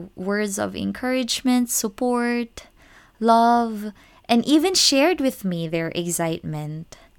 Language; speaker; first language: English; non-native, local second language; Cebuano